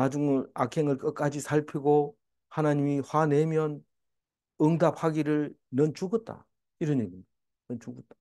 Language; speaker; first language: Korean; native; Korean